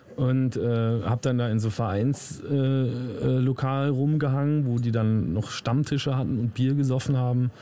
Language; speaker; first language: German; native; German